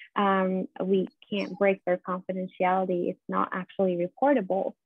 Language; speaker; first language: English; non-native, fluent; Persian